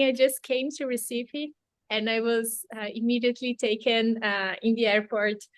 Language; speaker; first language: English; non-native, fluent; Portuguese